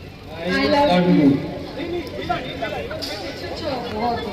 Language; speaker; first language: Hindi; native; Hindi